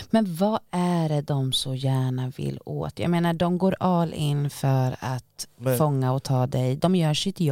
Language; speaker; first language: Swedish; native; Swedish